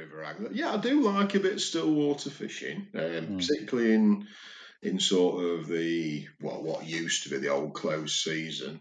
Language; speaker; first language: English; native; English